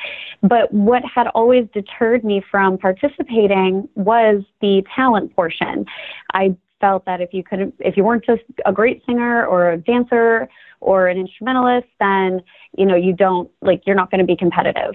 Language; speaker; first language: English; native; English